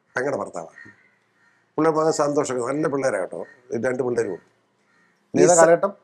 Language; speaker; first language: Malayalam; native; Malayalam